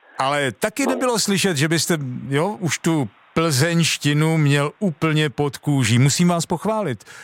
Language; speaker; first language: Czech; native; Czech